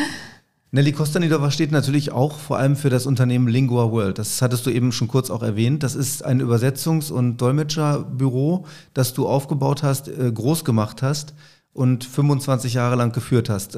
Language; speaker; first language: German; native; German